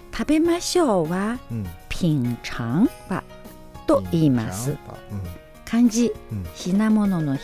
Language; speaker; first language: Japanese; non-native, fluent; Chinese